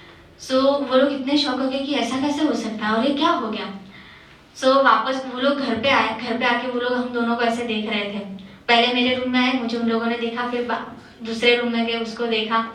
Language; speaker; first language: Hindi; native; Hindi